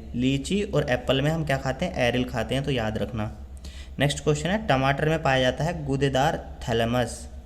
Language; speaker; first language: Hindi; native; Hindi